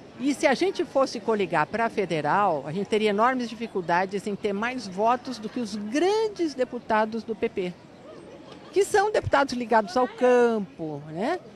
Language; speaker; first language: Portuguese; native; Portuguese